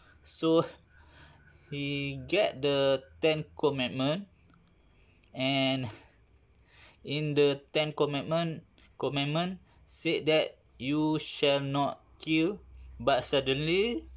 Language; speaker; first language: English; non-native, learner; Malay